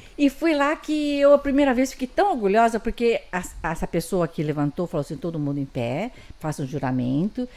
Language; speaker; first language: Portuguese; early bilingual, other home language; Chinese